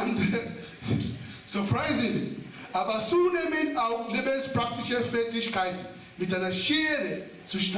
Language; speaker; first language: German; non-native, fluent; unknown